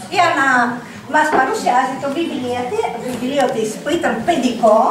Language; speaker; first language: Greek; non-native, fluent; Italian